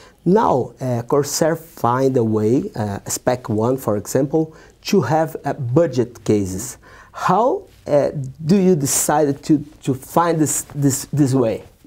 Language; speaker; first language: English; non-native, learner; Portuguese